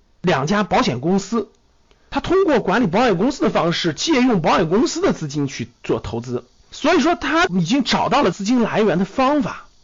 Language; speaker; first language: Chinese; native; Chinese